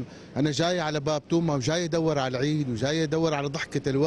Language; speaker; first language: Arabic; native; Arabic